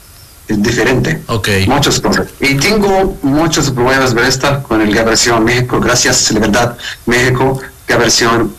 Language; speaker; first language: Spanish; non-native, learner; Arabic